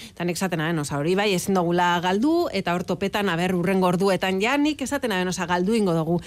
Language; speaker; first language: Basque; native; Basque